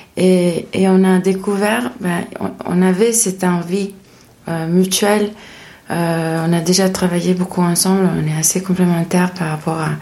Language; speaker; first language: French; non-native, fluent; Spanish